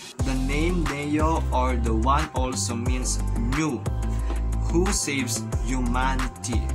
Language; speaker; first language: English; non-native, local second language; Filipino